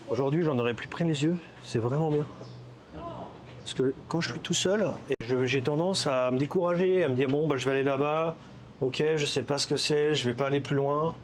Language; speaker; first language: French; native; French